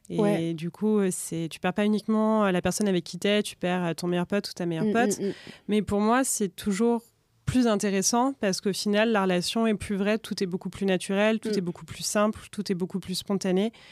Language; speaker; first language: French; native; French